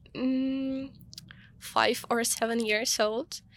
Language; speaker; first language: English; non-native, fluent; Ukrainian